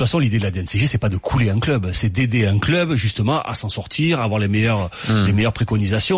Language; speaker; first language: French; native; French